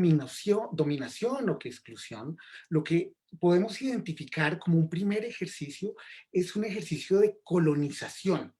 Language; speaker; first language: Spanish; native; Spanish